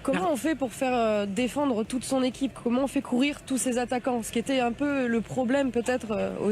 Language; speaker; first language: French; native; French